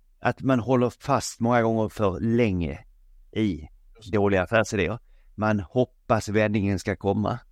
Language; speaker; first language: Swedish; native; Swedish